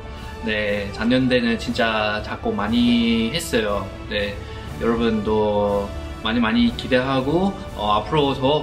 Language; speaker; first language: Korean; non-native, fluent; Thai